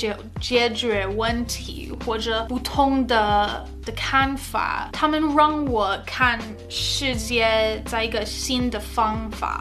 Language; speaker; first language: Chinese; non-native, fluent; English